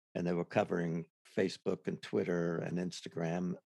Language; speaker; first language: English; native; English